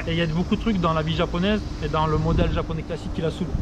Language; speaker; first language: French; native; French